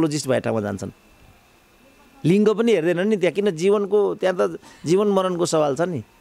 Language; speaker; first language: Nepali; native; Nepali